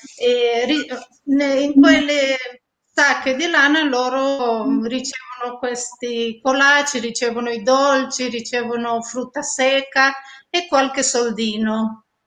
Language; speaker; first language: Italian; non-native, fluent; Romanian